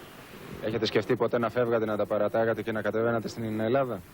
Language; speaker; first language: Greek; native; Greek